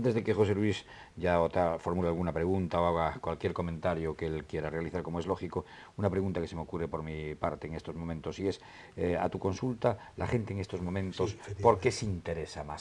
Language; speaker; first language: Spanish; native; Spanish